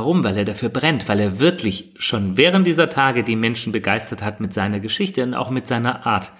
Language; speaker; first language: German; native; German